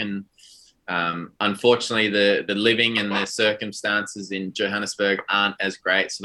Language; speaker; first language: English; native; English